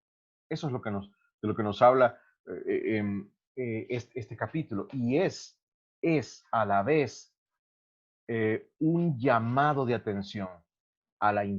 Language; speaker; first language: Spanish; native; Spanish